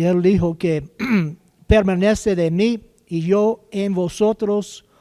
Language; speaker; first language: Spanish; non-native, learner; English